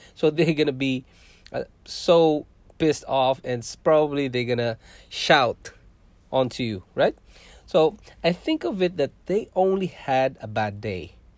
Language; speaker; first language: English; non-native, local second language; Cebuano